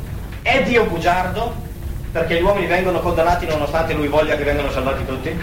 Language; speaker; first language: Italian; native; Italian